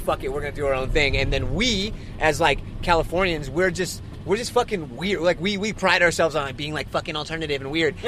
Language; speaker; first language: English; native; English